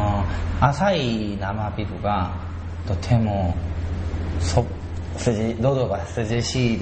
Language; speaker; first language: Japanese; non-native, learner; Korean